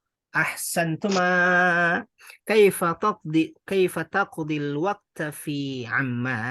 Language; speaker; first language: Arabic; non-native, fluent; Indonesian